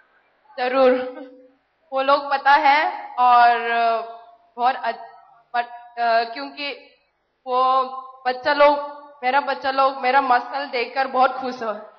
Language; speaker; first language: Hindi; non-native, local second language; Manipuri